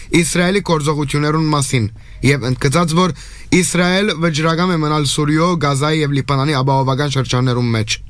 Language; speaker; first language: Armenian; native; Armenian